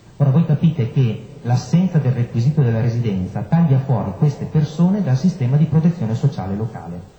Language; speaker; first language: Italian; native; Italian